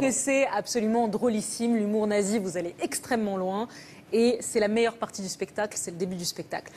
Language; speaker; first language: French; native; French